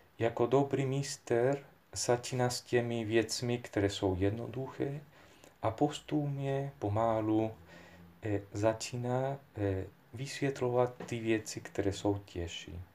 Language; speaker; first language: Czech; non-native, fluent; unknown